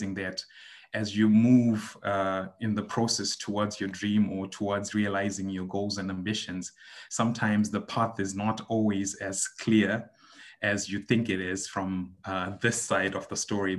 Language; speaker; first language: English; non-native, local second language; Shona